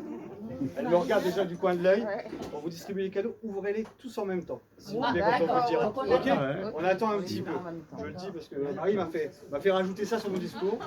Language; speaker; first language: French; native; French